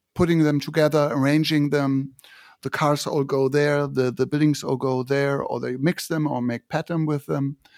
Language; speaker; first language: English; non-native, fluent; German